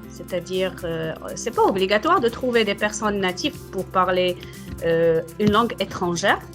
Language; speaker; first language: French; non-native, local second language; Arabic